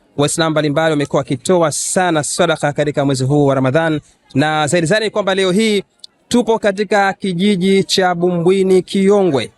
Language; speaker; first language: Swahili; native; Swahili